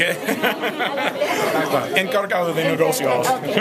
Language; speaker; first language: Spanish; non-native, fluent; English